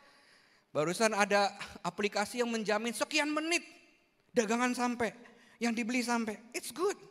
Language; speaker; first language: Indonesian; native; Indonesian